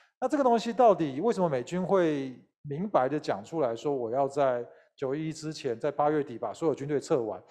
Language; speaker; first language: Chinese; native; Chinese